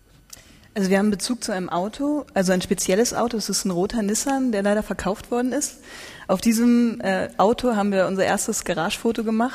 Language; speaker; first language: German; native; German